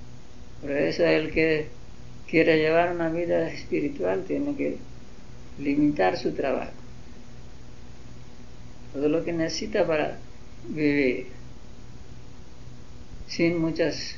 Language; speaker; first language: Spanish; non-native, learner; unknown